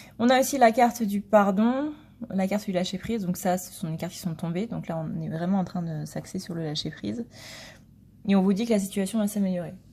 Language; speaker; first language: French; native; French